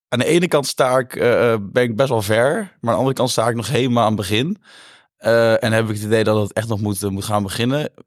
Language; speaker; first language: Dutch; native; Dutch